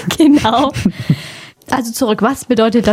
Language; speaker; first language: German; native; German